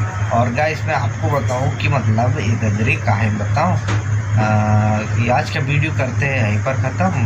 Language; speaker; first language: Hindi; non-native, local second language; Chhattisgarhi